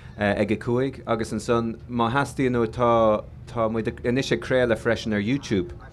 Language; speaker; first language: Irish; native; Irish